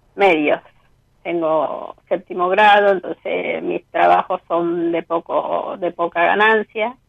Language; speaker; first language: Spanish; native; Spanish